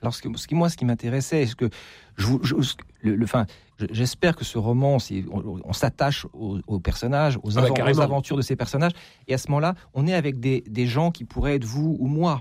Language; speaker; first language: French; native; French